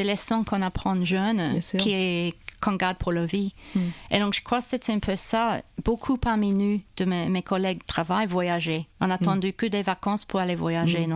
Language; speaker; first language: French; non-native, fluent; English